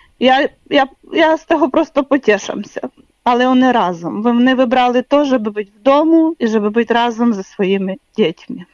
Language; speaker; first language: Polish; non-native, learner; Ukrainian